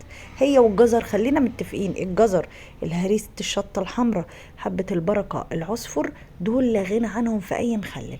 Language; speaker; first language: Arabic; native; Arabic